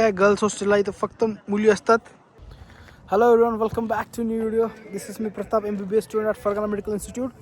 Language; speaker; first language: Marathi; non-native, local second language; Lambadi